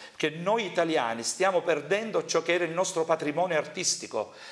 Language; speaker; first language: Italian; native; Italian